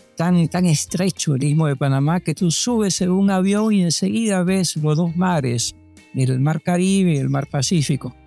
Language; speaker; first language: Spanish; native; Spanish